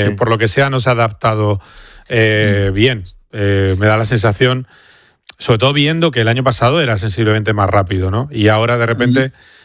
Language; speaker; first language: Spanish; native; Spanish